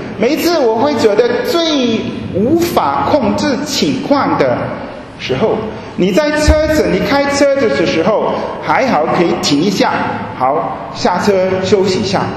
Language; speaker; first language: Chinese; non-native, fluent; German